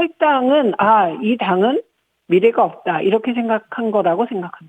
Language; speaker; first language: Korean; native; Korean